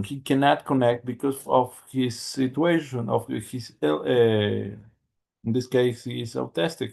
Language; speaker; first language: English; non-native, learner; Spanish